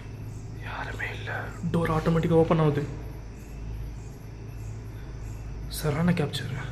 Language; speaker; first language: Tamil; native; Tamil